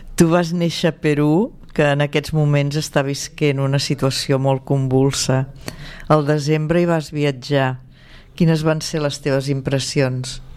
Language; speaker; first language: Catalan; native; Catalan